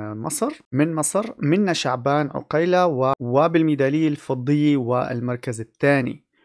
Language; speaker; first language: Arabic; native; Arabic